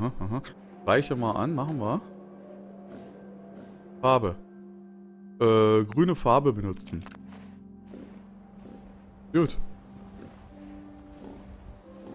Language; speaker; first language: German; native; German